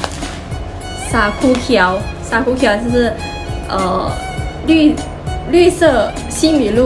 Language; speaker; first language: Chinese; non-native, fluent; Lao